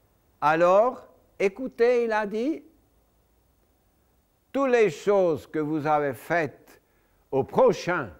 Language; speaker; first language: French; non-native, local second language; German